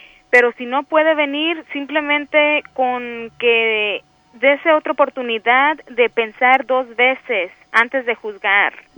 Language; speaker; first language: Spanish; early bilingual, heritage; Spanish